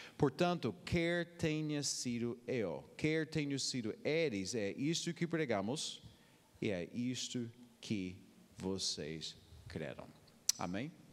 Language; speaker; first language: Portuguese; non-native, fluent; English